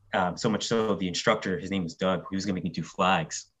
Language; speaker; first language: English; native; English